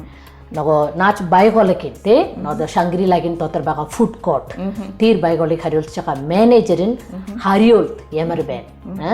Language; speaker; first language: Mongolian; non-native, fluent; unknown